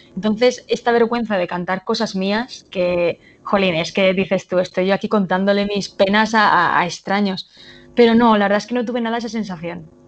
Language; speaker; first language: Spanish; native; Spanish